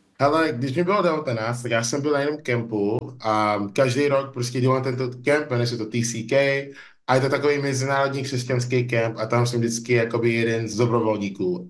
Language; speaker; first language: Czech; early bilingual, other home language; English